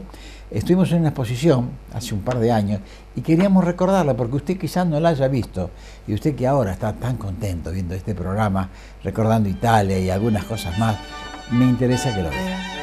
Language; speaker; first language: Spanish; native; Spanish